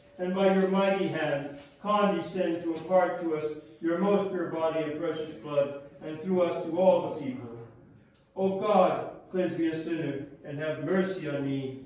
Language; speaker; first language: English; native; English